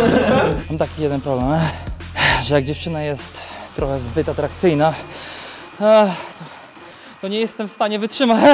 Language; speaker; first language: Polish; native; Polish